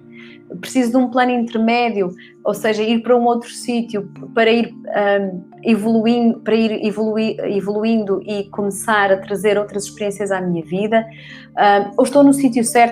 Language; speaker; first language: Portuguese; native; Portuguese